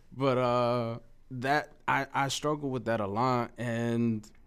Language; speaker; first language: English; early bilingual, other home language; Spanish